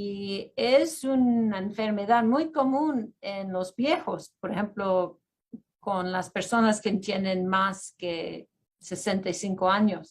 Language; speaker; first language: Spanish; non-native, fluent; English